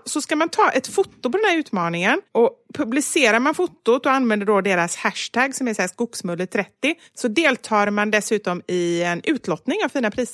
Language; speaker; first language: Swedish; native; Swedish